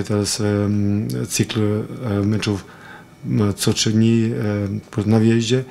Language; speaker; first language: Polish; non-native, fluent; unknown